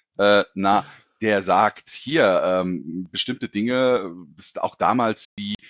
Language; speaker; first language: German; native; German